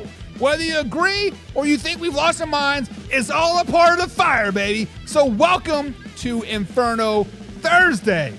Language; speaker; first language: English; native; English